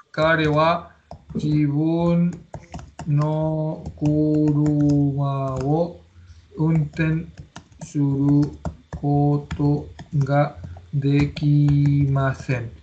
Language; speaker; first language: Spanish; native; Spanish